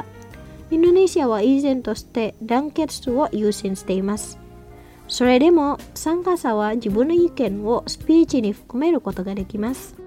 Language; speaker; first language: Japanese; non-native, fluent; Indonesian